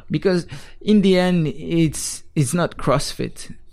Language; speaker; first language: English; non-native, fluent; French